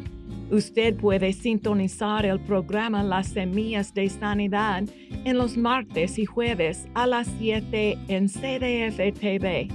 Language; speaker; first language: Spanish; non-native, fluent; English